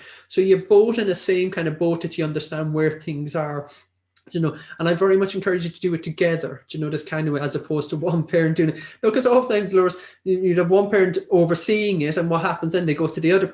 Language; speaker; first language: English; native; English